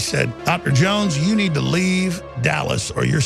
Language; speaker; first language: English; native; English